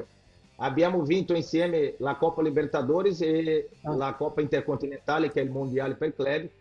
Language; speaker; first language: Italian; non-native, fluent; Portuguese